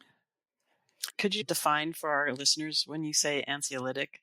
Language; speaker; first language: English; native; English